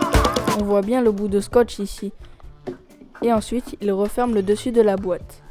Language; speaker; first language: French; native; French